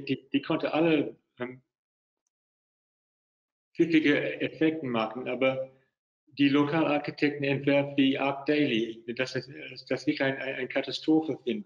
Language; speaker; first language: German; non-native, fluent; English